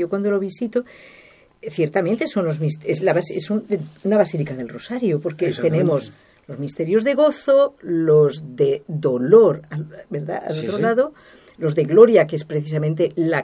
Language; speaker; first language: Spanish; native; Spanish